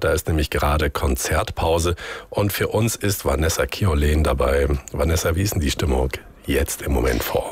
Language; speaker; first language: German; native; German